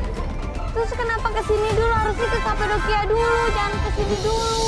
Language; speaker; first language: Indonesian; native; Indonesian